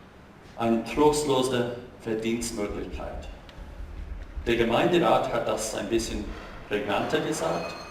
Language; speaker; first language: German; non-native, fluent; English